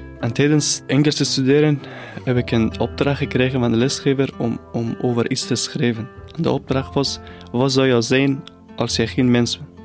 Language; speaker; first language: Dutch; non-native, fluent; Persian